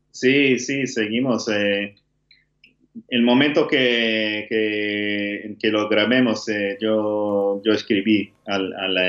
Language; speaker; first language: Spanish; non-native, learner; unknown